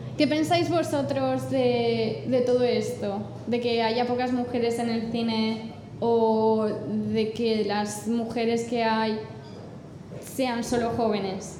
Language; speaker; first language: Spanish; non-native, fluent; English